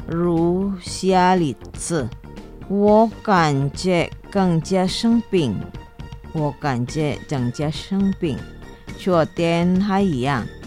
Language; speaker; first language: Chinese; non-native, learner; Indonesian